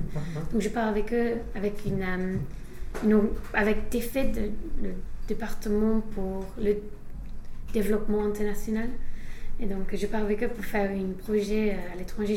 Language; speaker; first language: French; non-native, fluent; English